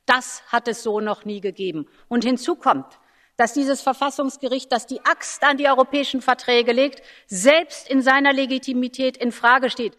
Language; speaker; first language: German; native; German